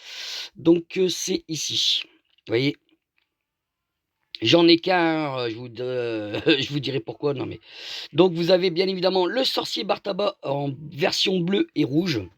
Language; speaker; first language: French; native; French